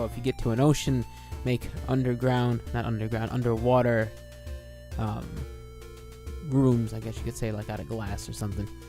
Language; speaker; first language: English; native; English